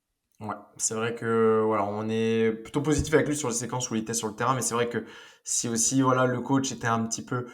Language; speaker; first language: French; native; French